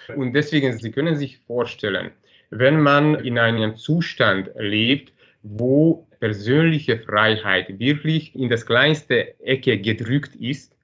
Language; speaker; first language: German; non-native, fluent; Hungarian